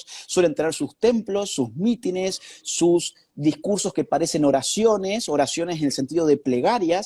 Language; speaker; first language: Spanish; native; Spanish